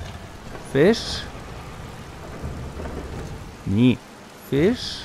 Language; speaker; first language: German; native; German